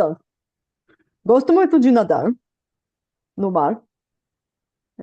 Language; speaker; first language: Portuguese; non-native, fluent; Bulgarian